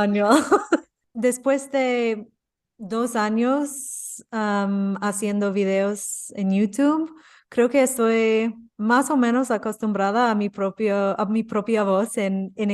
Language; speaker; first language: Spanish; non-native, fluent; English